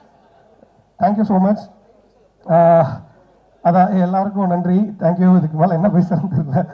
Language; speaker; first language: Tamil; native; Tamil